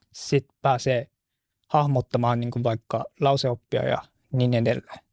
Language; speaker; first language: Finnish; non-native, fluent; Japanese